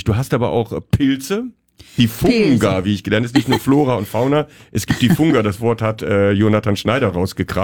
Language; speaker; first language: German; native; German